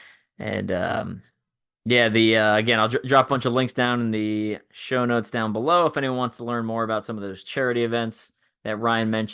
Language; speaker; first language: English; native; English